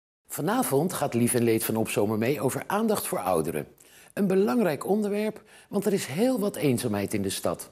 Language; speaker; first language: Dutch; native; Dutch